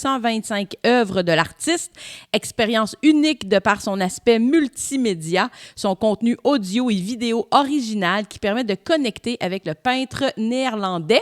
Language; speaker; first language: French; native; French